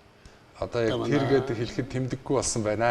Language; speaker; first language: Mongolian; native; Mongolian